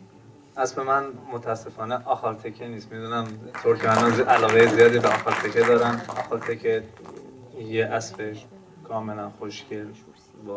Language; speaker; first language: Persian; non-native, local second language; Turkmen